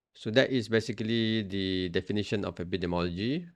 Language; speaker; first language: English; non-native, local second language; Malay